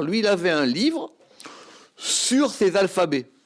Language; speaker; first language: French; native; French